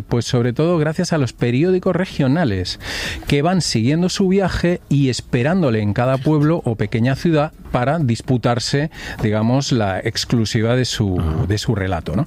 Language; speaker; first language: Spanish; native; Spanish